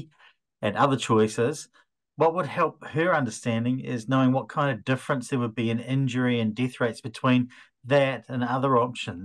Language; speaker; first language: English; native; English